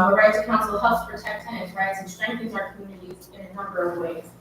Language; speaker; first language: English; native; English